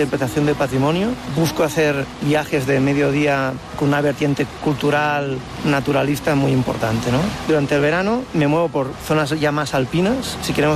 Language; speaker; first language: Spanish; native; Spanish